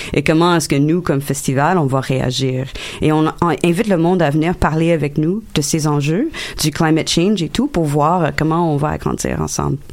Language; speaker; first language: French; non-native, local second language; English